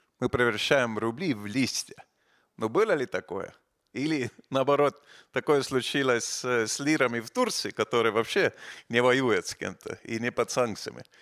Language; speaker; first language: Russian; non-native, fluent; Estonian